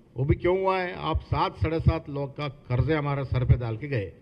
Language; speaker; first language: Hindi; non-native, local second language; Telugu